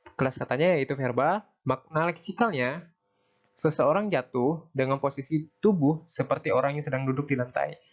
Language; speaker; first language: Indonesian; native; Indonesian